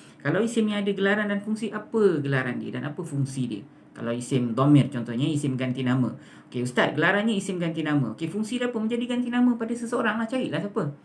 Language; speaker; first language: Malay; native; Malay